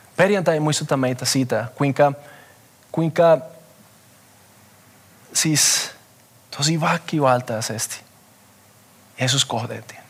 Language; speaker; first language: Finnish; non-native, fluent; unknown